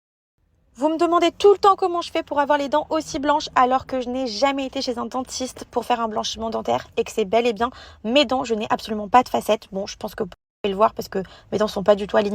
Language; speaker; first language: French; native; French